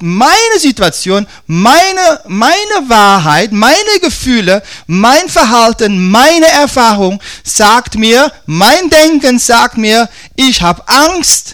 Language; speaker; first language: German; non-native, fluent; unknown